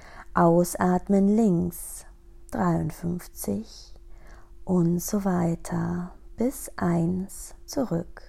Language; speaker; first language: German; native; German